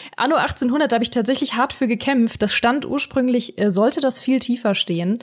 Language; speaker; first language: German; native; German